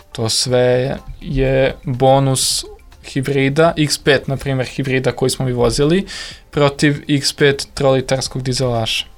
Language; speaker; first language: Serbian; native; Serbian